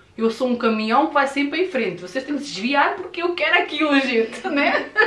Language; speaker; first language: Portuguese; early bilingual, other home language; Russian